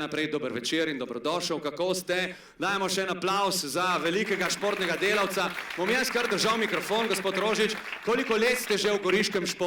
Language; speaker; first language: Slovenian; native; Slovenian